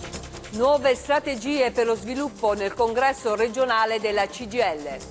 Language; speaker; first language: Italian; native; Italian